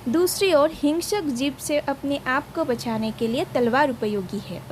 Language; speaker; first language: Hindi; non-native, local second language; Assamese